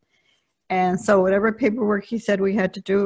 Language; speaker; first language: English; early bilingual, other home language; Spanish